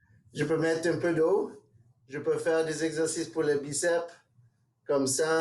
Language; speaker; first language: French; non-native, local second language; English